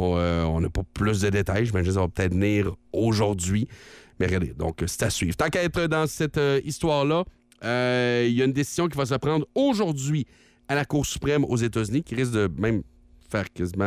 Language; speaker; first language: French; native; French